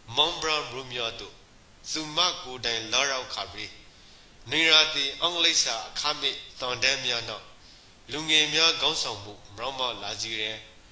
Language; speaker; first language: Burmese; native; Burmese